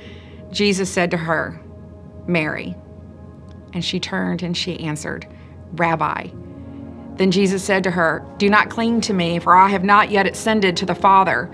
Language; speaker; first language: English; native; English